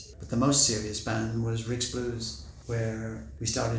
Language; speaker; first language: English; native; English